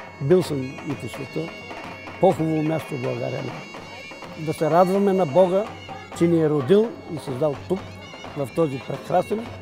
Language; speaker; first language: Bulgarian; native; Bulgarian